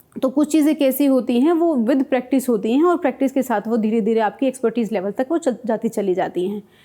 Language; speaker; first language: Hindi; native; Hindi